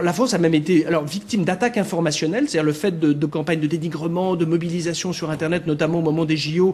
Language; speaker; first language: French; native; French